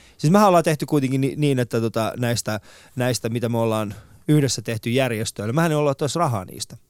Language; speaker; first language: Finnish; non-native, fluent; Persian